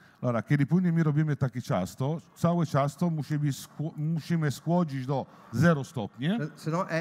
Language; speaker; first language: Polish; non-native, learner; Italian